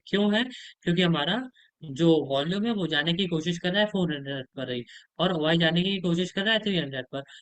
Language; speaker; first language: Hindi; native; Hindi